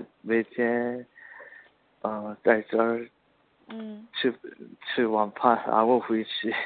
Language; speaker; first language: Chinese; non-native, learner; Korean